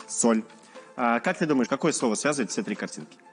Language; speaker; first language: Russian; native; Russian